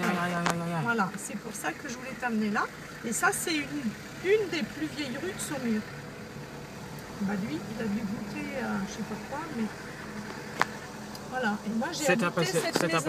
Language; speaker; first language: French; native; French